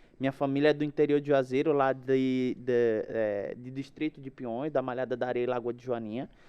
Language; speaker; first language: Portuguese; native; Portuguese